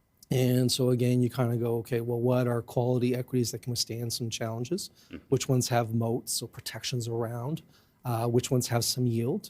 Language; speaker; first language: English; native; English